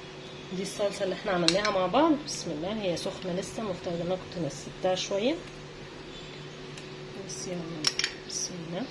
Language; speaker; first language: Arabic; native; Arabic